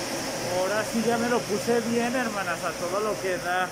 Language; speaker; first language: Spanish; native; Spanish